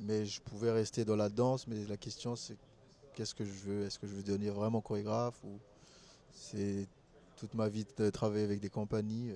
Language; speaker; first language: French; non-native, local second language; Malagasy